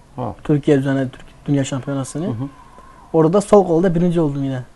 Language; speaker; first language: Turkish; early bilingual, other home language; Russian